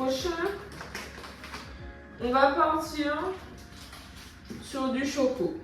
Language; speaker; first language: French; native; French